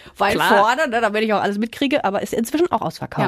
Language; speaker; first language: German; native; German